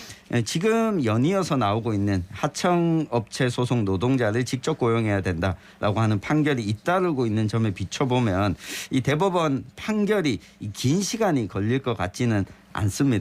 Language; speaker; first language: Korean; native; Korean